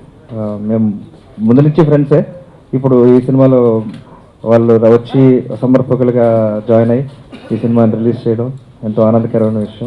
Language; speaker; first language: Telugu; native; Telugu